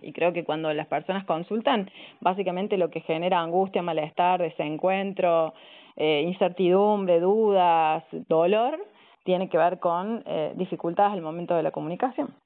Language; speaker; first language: Spanish; native; Spanish